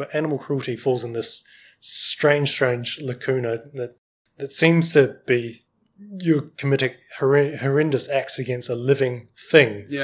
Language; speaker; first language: English; native; English